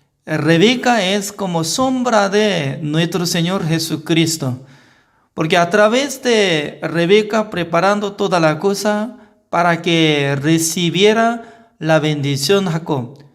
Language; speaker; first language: Spanish; non-native, learner; Korean